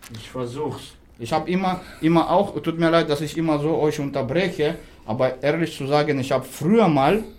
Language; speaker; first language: German; non-native, fluent; Russian